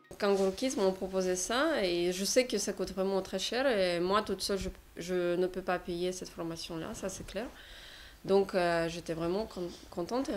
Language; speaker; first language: French; non-native, fluent; Russian